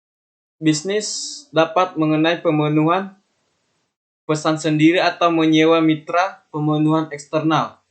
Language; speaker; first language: Indonesian; native; Indonesian